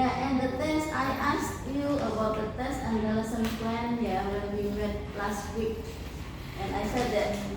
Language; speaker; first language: English; non-native, fluent; Indonesian